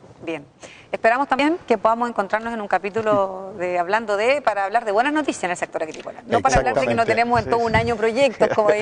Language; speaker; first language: Spanish; native; Spanish